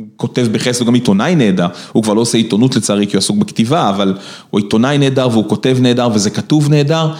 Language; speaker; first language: Hebrew; native; Hebrew